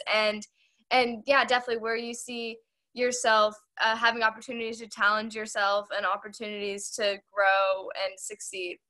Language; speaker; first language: English; native; English